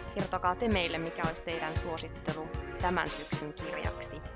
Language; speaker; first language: Finnish; native; Finnish